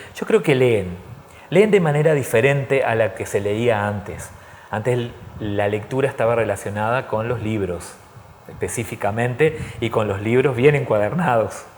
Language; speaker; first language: Spanish; native; Spanish